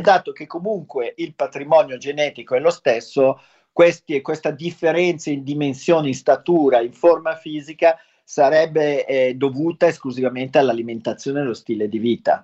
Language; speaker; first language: Italian; native; Italian